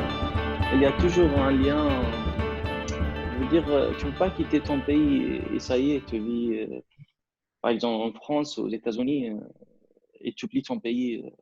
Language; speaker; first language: French; non-native, fluent; Arabic